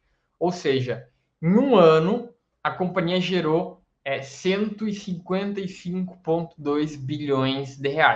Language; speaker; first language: Portuguese; native; Portuguese